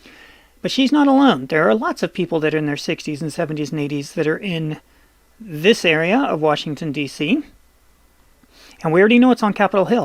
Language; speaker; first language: English; native; English